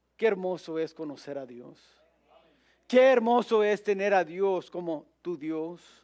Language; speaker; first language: Spanish; early bilingual, heritage; Spanish